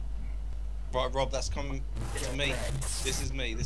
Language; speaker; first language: English; native; English